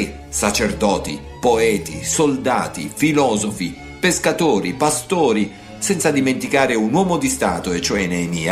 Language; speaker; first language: Italian; native; Italian